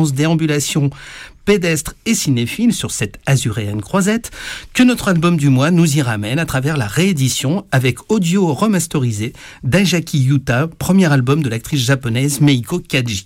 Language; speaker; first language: French; native; French